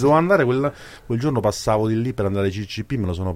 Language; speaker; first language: Italian; native; Italian